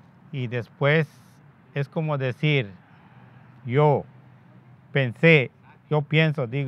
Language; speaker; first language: Spanish; non-native, local second language; Yucateco